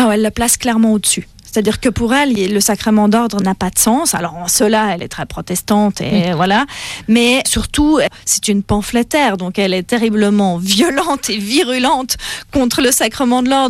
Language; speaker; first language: French; native; French